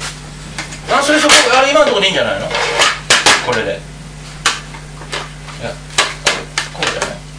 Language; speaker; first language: Japanese; native; Japanese